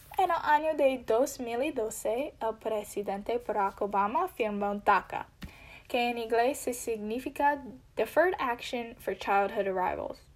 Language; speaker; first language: Spanish; non-native, learner; English